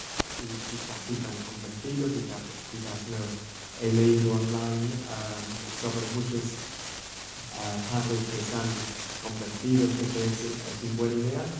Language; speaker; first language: Spanish; non-native, fluent; English